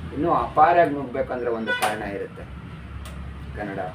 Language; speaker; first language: Kannada; non-native, local second language; Urdu